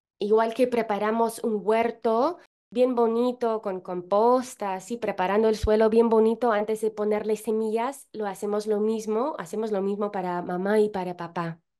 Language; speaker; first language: Spanish; non-native, fluent; English